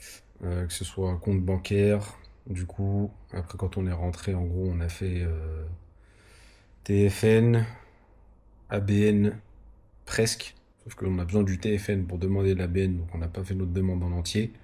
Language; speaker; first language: French; native; French